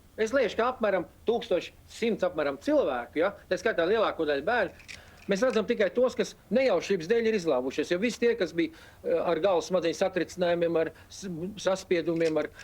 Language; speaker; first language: Latvian; native; Latvian